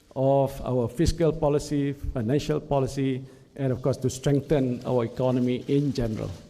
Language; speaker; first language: English; non-native, local second language; Malay